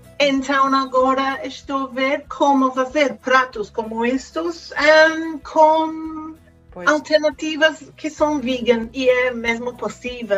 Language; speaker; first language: Portuguese; non-native, fluent; Spanish